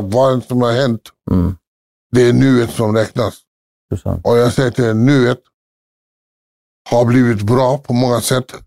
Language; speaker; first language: Swedish; early bilingual, other home language; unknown